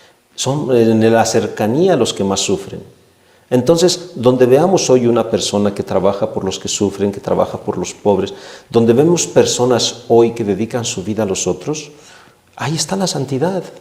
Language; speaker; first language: Spanish; native; Spanish